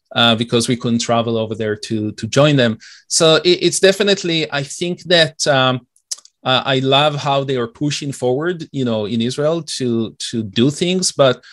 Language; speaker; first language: English; non-native, fluent; Hebrew